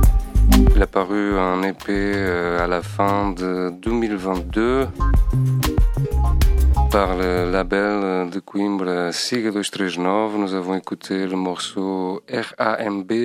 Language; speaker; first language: French; non-native, fluent; Portuguese